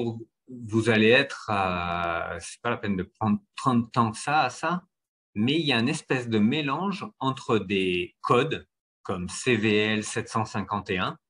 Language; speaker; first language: French; native; French